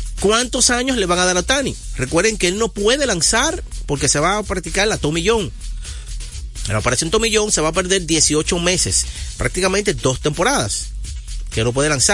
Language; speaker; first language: Spanish; native; Spanish